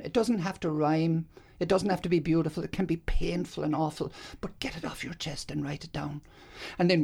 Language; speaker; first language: English; native; English